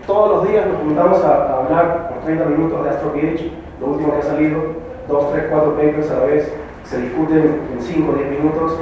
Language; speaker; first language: Spanish; native; Spanish